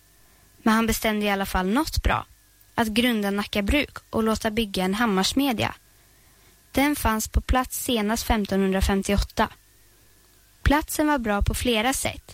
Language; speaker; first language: Swedish; native; Swedish